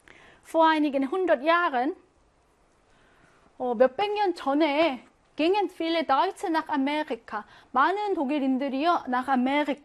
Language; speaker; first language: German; non-native, fluent; Korean